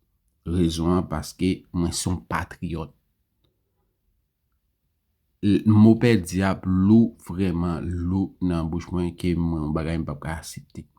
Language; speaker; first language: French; non-native, learner; Haitian Creole